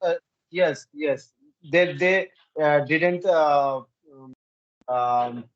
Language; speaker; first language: English; non-native, learner; Hindi